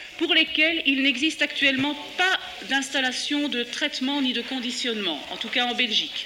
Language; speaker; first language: French; native; French